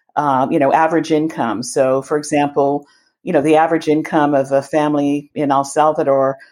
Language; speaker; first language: English; native; English